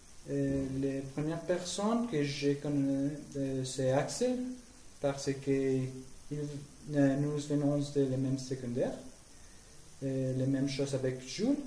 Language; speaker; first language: French; non-native, learner; Spanish